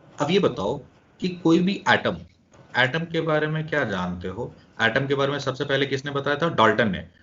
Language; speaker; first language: Hindi; native; Hindi